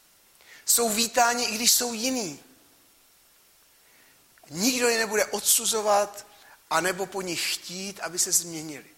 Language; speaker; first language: Czech; native; Czech